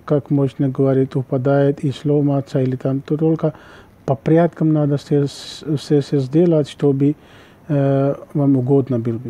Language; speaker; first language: Russian; non-native, learner; Urdu